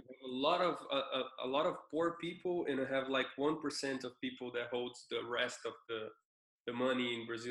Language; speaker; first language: English; non-native, fluent; Portuguese